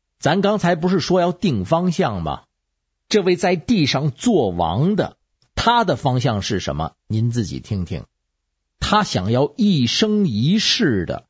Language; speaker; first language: Chinese; native; Chinese